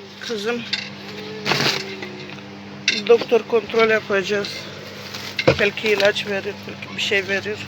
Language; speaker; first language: Turkish; non-native, learner; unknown